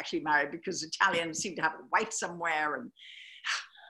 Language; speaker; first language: English; native; English